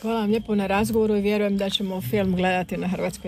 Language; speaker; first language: Serbian; native; Serbian